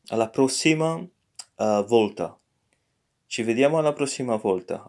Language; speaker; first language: Italian; non-native, fluent; English